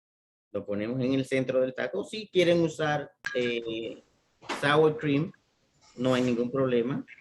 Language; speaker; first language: Spanish; native; Spanish